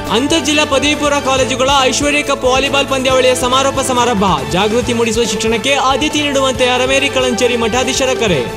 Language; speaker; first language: Kannada; native; Kannada